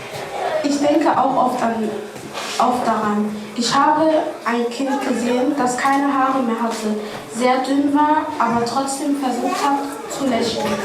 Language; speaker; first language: German; early bilingual, other home language; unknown